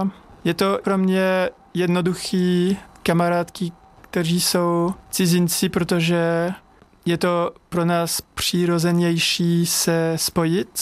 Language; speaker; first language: Czech; non-native, learner; French